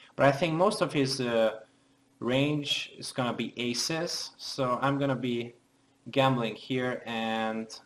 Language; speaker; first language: English; non-native, fluent; Hungarian